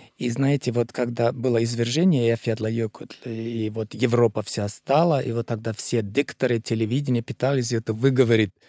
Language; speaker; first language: Russian; non-native, fluent; Icelandic